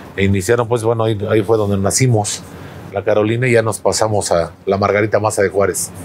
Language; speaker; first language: Spanish; native; Spanish